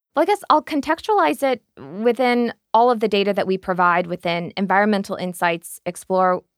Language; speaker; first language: English; native; English